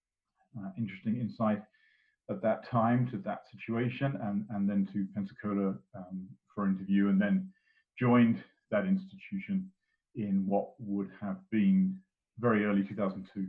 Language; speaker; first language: English; native; English